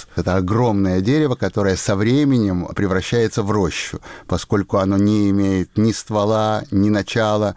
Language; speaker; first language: Russian; native; Russian